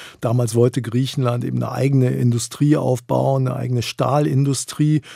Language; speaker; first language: German; native; German